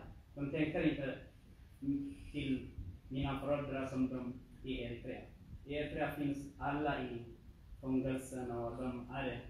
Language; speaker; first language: Swedish; non-native, learner; Tigrinya